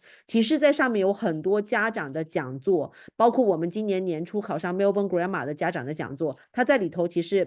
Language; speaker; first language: Chinese; native; Chinese